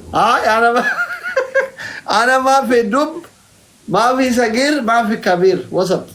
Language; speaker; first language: Arabic; non-native, learner; Oromo